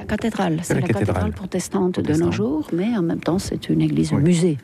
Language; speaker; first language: French; non-native, fluent; Estonian